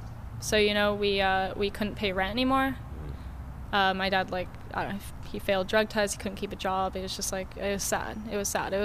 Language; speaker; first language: English; native; English